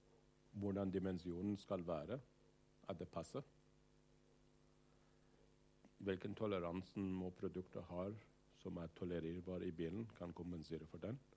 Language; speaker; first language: Norwegian; non-native, fluent; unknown